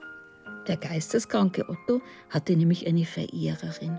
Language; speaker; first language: German; native; German